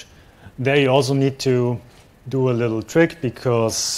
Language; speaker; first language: English; non-native, fluent; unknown